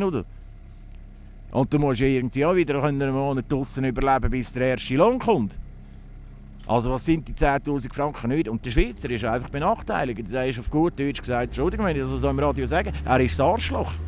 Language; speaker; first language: German; native; German